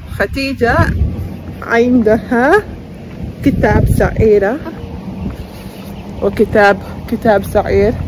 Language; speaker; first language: Arabic; non-native, learner; English